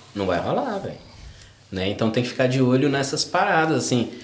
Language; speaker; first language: Portuguese; native; Portuguese